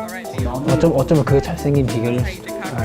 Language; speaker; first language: Korean; native; Korean